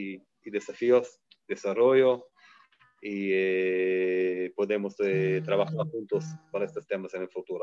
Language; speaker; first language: Spanish; non-native, learner; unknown